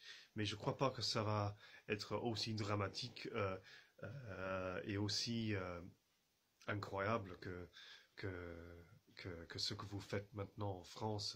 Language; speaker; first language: French; non-native, fluent; English